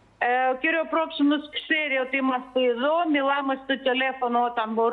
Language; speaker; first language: Greek; non-native, fluent; Russian